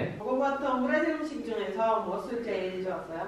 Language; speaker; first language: Korean; non-native, learner; Portuguese